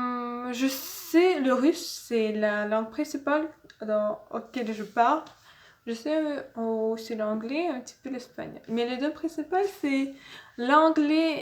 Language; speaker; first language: French; non-native, learner; Russian